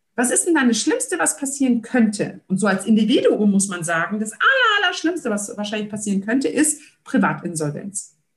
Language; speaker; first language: German; early bilingual, other home language; Turkish